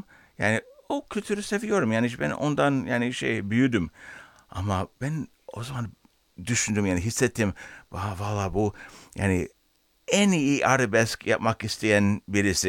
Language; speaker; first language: Turkish; non-native, learner; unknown